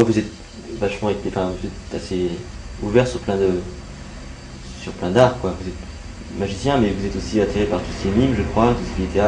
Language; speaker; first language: French; native; French